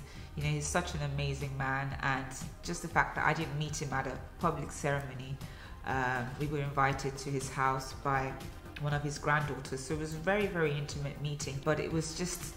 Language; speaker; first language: English; early bilingual, other home language; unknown